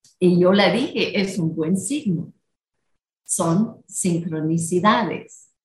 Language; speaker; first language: Spanish; non-native, fluent; French